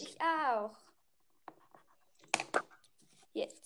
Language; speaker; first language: German; native; German